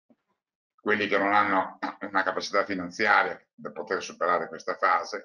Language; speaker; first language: Italian; native; Italian